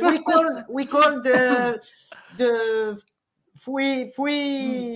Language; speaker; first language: English; non-native, learner; French